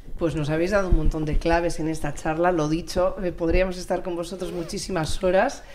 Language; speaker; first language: Spanish; native; Spanish